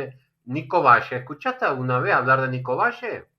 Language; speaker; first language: Spanish; native; Spanish